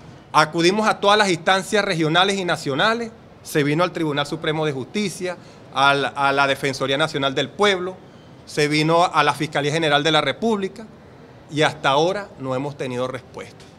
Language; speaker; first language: Spanish; native; Spanish